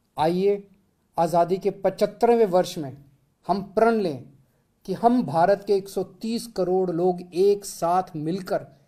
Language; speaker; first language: Hindi; native; Hindi